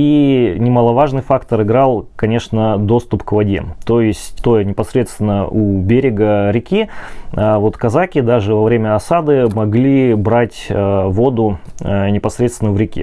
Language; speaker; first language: Russian; native; Russian